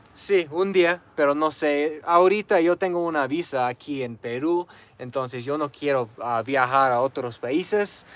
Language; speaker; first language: Spanish; non-native, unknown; English